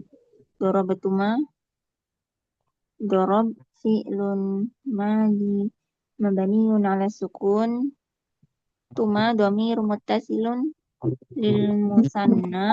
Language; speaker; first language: Arabic; non-native, learner; Indonesian